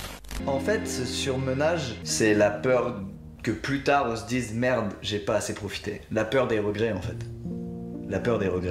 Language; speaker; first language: French; native; French